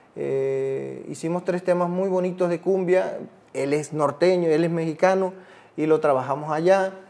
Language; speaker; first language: Spanish; native; Spanish